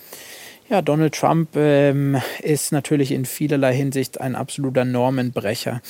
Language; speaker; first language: German; native; German